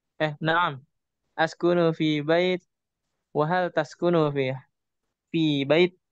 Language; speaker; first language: Arabic; non-native, learner; Indonesian